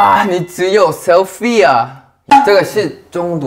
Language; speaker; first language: Chinese; non-native, learner; Thai